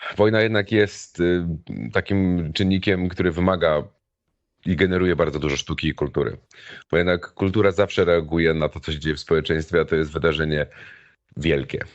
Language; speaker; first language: Polish; native; Polish